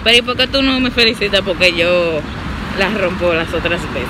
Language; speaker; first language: Spanish; native; Spanish